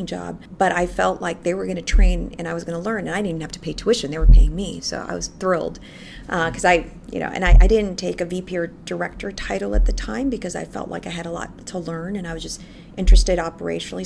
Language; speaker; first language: English; non-native, local second language; Filipino